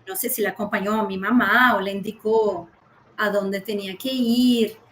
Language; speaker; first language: Spanish; early bilingual, heritage; Spanish